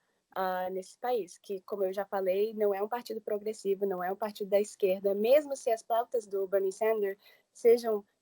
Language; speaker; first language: Portuguese; early bilingual, heritage; English